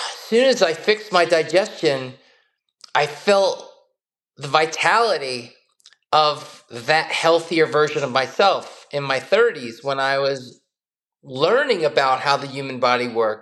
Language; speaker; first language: English; native; English